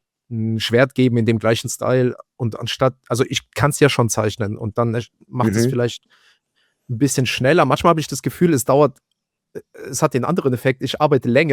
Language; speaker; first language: German; native; German